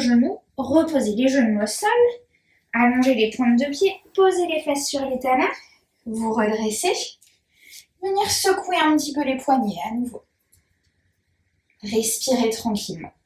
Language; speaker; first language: French; native; French